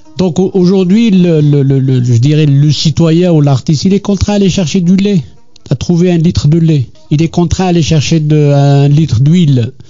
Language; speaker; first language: French; non-native, local second language; Kabyle